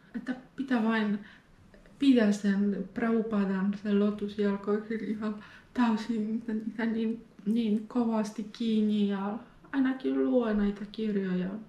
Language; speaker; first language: Finnish; non-native, fluent; Polish